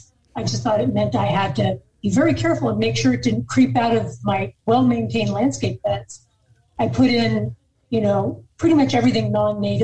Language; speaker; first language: English; native; English